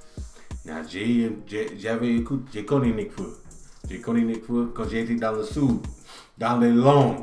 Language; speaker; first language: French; non-native, learner; English